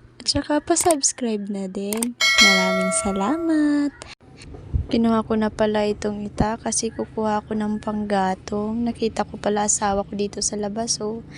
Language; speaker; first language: Filipino; non-native, local second language; Cebuano